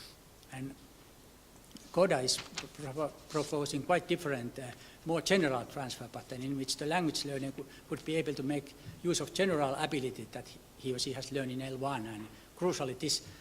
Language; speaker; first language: English; non-native, fluent; Finnish